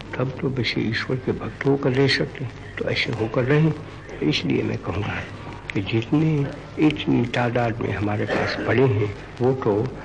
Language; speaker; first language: Hindi; non-native, local second language; Gujarati